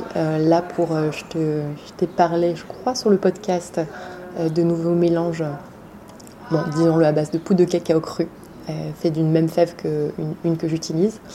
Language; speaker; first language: French; native; French